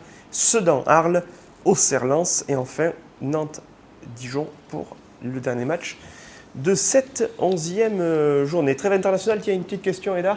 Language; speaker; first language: French; native; French